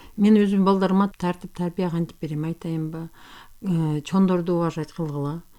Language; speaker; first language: Kyrgyz; non-native, local second language; Turkish